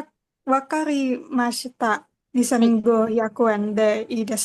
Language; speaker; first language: Japanese; non-native, learner; Indonesian